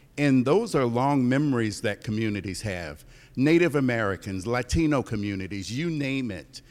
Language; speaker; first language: English; native; English